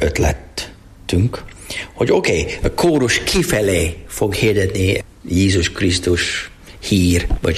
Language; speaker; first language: Hungarian; non-native, learner; English